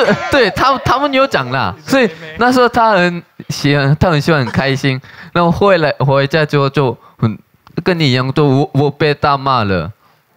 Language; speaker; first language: Chinese; non-native, fluent; Korean